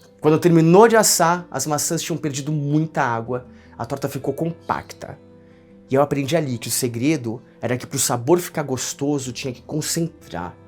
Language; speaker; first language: Portuguese; native; Portuguese